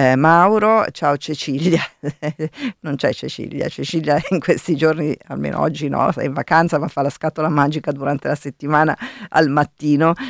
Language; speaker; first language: Italian; native; Italian